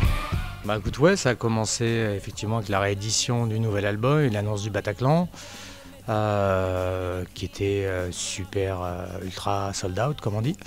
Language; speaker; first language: French; native; French